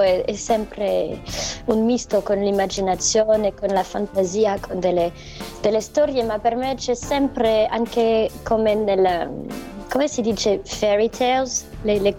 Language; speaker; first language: Italian; non-native, fluent; French